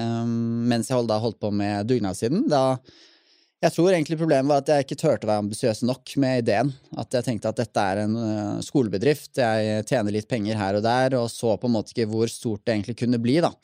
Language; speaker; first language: Norwegian; native; Norwegian